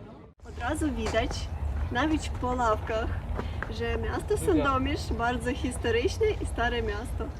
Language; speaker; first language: Polish; non-native, learner; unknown